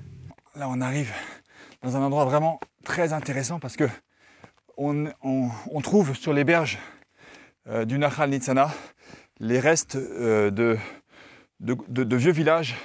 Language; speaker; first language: French; native; French